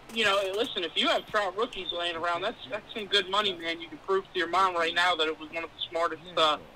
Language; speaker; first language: English; native; English